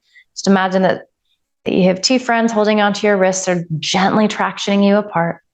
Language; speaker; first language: English; native; English